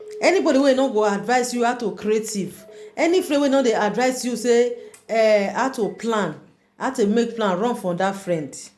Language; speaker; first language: Nigerian Pidgin; native; Nigerian Pidgin